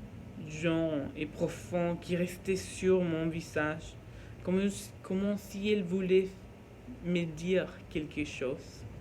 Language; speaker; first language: French; non-native, learner; Norwegian